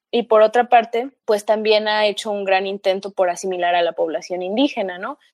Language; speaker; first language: Spanish; early bilingual, heritage; Spanish